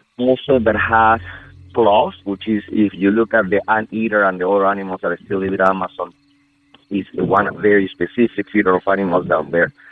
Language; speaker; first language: English; non-native, fluent; Spanish